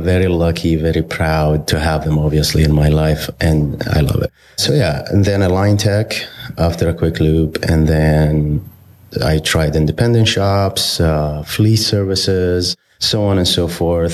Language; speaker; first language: English; non-native, fluent; Arabic